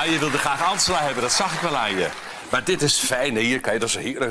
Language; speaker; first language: Dutch; native; Dutch